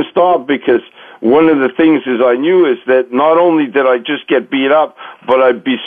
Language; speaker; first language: English; native; English